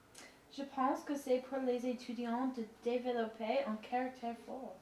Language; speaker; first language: French; non-native, learner; English